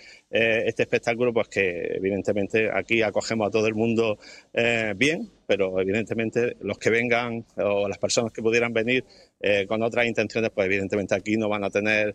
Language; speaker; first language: Spanish; native; Spanish